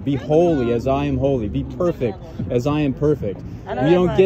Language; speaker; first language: English; native; English